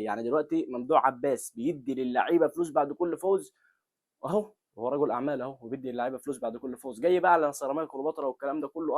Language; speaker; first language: Arabic; native; Arabic